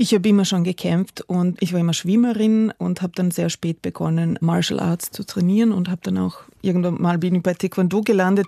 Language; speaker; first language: German; non-native, fluent; Serbian